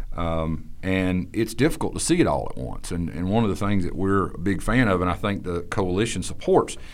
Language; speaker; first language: English; native; English